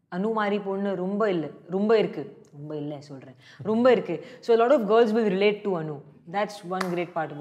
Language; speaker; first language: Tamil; non-native, learner; Hindi